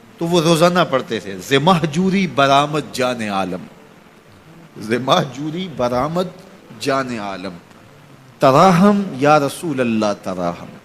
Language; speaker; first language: Urdu; non-native, local second language; Punjabi